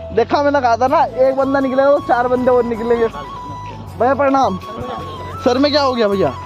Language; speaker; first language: Hindi; native; Hindi